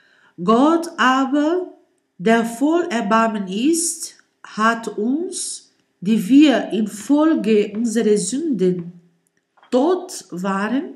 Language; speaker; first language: German; non-native, learner; Portuguese